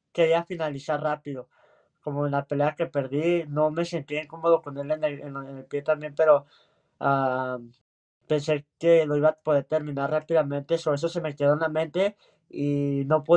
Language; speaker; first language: Spanish; early bilingual, heritage; Spanish